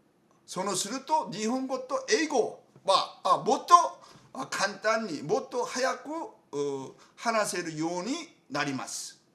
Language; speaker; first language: Japanese; non-native, learner; Korean